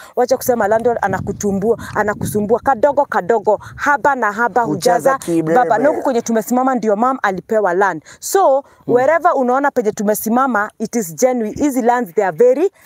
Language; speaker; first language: Swahili; non-native, local second language; Kikuyu